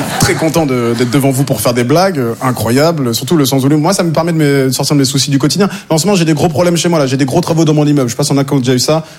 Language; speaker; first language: French; native; French